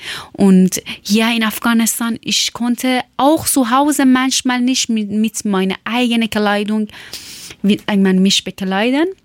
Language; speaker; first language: German; non-native, learner; Persian